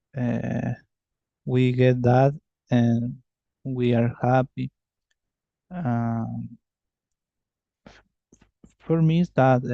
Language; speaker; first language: English; non-native, learner; Spanish